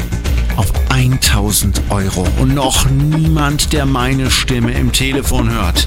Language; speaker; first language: German; native; German